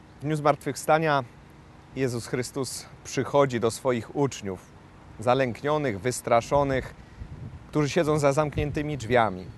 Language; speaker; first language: Polish; native; Polish